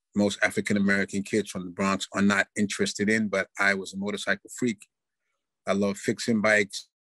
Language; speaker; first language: English; native; English